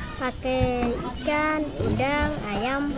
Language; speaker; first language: Indonesian; non-native, learner; Rohingya